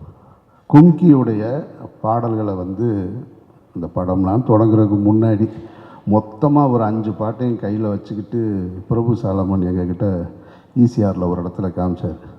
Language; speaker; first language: Tamil; native; Tamil